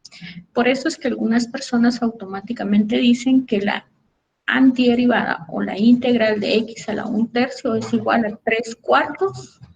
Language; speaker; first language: Spanish; native; Spanish